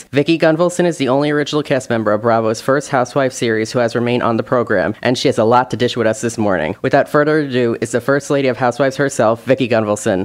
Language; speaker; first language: English; native; English